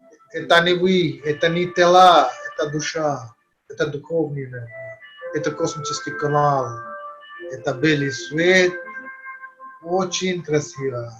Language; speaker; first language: Russian; non-native, learner; Hindi